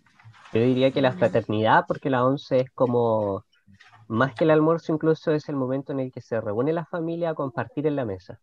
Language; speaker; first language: Spanish; native; Spanish